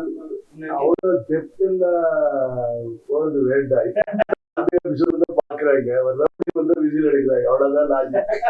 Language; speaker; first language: Tamil; non-native, learner; Kannada